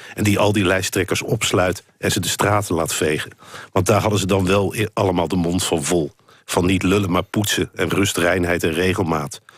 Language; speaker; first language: Dutch; native; Dutch